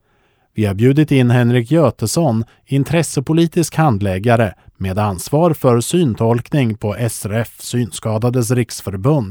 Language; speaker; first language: Swedish; native; Swedish